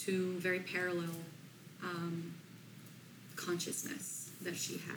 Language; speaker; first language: English; non-native, fluent; Portuguese